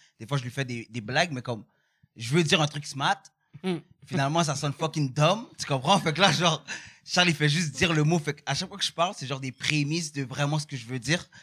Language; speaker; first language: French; early bilingual, other home language; Haitian Creole